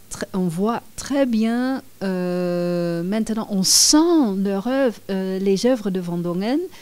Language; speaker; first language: French; non-native, fluent; Dutch